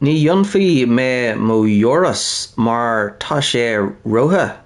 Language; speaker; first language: Irish; non-native, learner; English